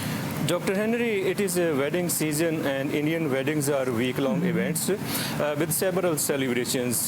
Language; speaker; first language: English; non-native, fluent; Punjabi